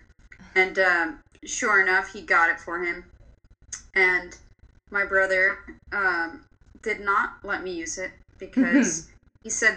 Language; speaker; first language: English; early bilingual, other home language; Polish